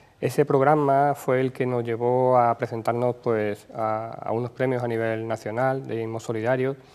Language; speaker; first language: Spanish; native; Spanish